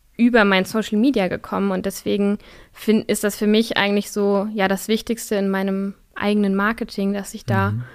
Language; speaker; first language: German; native; German